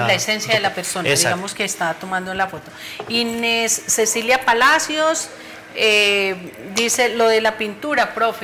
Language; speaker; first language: Spanish; native; Spanish